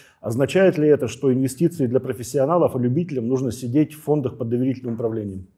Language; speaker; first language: Russian; native; Russian